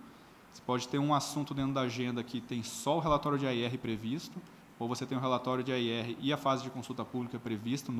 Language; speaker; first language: Portuguese; native; Portuguese